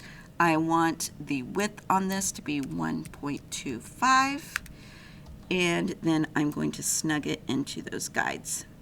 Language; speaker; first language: English; native; English